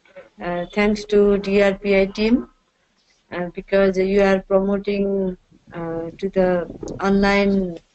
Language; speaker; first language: English; non-native, learner; Nepali